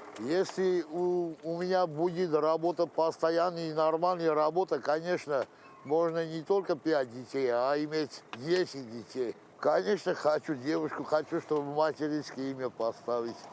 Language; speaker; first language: Russian; non-native, fluent; Armenian